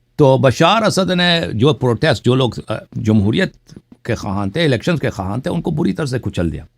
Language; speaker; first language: Urdu; non-native, fluent; Persian